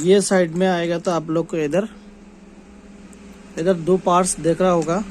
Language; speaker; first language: Hindi; non-native, local second language; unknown